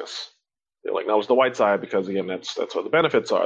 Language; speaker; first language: English; native; English